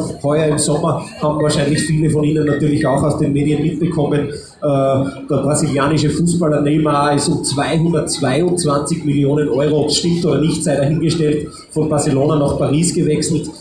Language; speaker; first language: German; native; German